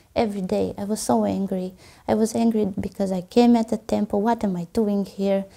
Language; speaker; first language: English; non-native, fluent; Romanian